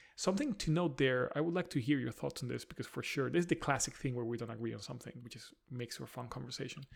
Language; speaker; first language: English; non-native, fluent; Spanish